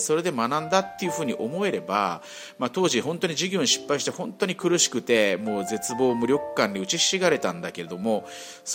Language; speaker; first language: Japanese; native; Japanese